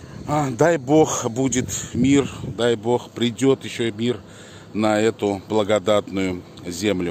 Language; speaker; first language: Russian; native; Russian